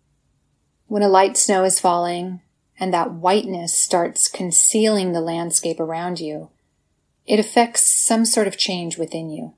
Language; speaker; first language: English; native; English